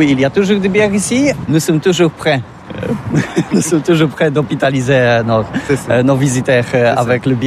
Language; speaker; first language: French; non-native, learner; Polish